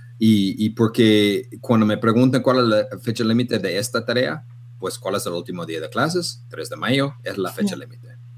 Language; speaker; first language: Spanish; non-native, fluent; English